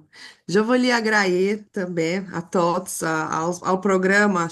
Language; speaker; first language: Catalan; non-native, fluent; Portuguese